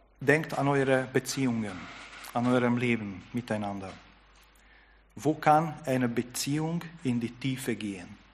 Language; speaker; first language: German; non-native, fluent; Hungarian